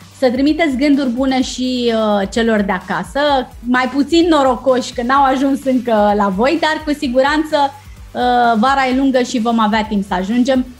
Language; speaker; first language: Romanian; native; Romanian